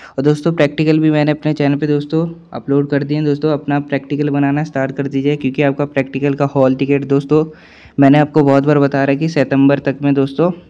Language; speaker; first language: Hindi; native; Hindi